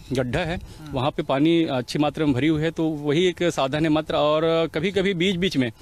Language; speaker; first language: Hindi; native; Hindi